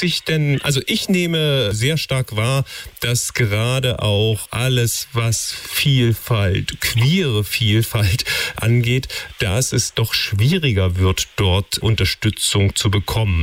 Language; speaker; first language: German; native; German